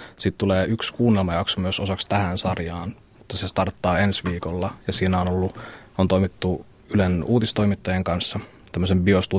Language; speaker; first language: Finnish; native; Finnish